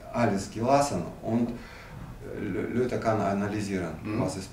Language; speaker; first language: German; non-native, learner; Russian